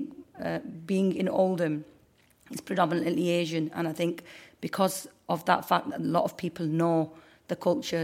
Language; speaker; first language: English; native; English